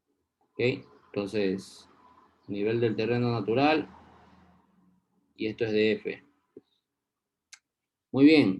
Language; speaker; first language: Spanish; native; Spanish